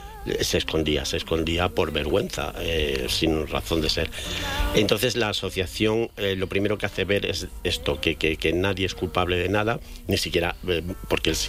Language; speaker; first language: Spanish; native; Spanish